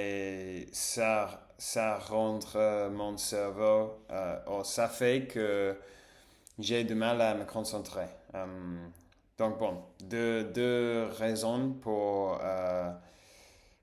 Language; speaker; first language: French; non-native, fluent; Spanish